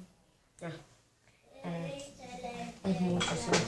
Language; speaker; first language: Spanish; native; Spanish